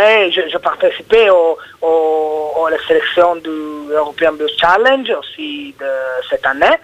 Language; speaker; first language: French; non-native, learner; Italian